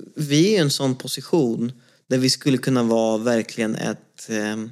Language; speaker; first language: Swedish; native; Swedish